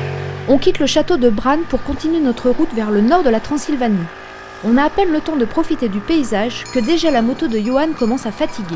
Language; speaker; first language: French; native; French